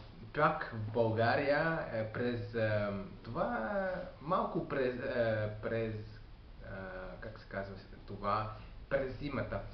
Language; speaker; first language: Bulgarian; non-native, learner; French